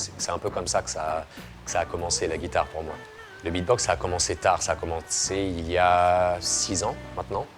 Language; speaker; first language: French; native; French